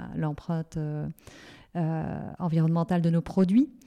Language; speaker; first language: French; native; French